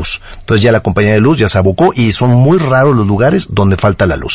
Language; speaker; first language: Spanish; native; Spanish